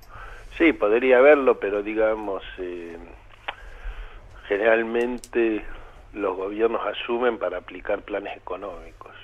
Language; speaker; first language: Spanish; native; Spanish